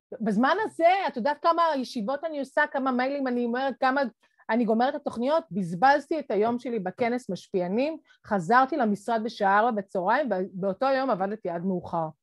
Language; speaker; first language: Hebrew; native; Hebrew